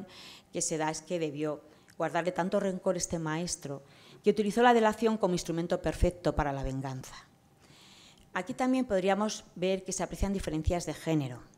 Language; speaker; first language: Spanish; native; Spanish